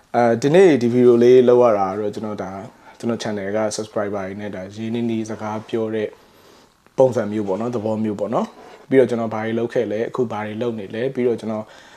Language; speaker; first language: Burmese; native; Burmese